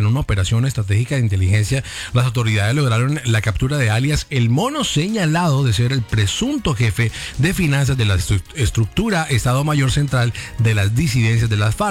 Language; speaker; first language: Spanish; native; Spanish